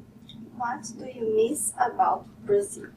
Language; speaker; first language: English; non-native, learner; Portuguese